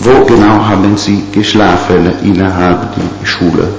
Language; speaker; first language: German; non-native, learner; Italian